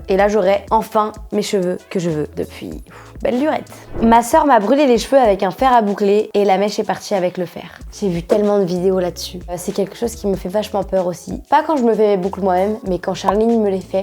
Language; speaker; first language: French; native; French